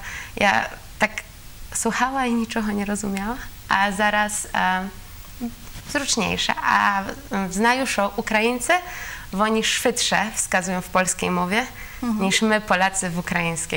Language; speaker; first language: Ukrainian; non-native, learner; Polish